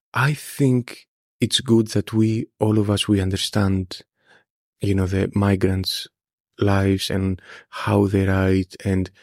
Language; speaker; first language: English; non-native, fluent; Greek